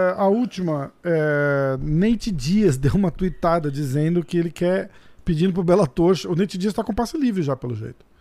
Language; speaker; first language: Portuguese; native; Portuguese